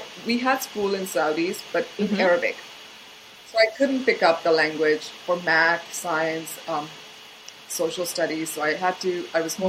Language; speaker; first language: English; non-native, local second language; Hindi